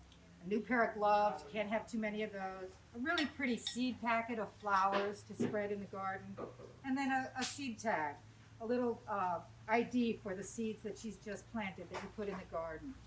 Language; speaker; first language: English; native; English